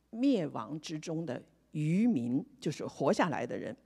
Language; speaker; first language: Chinese; native; Chinese